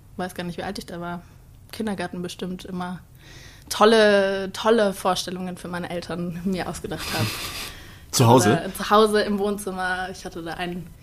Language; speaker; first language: German; native; German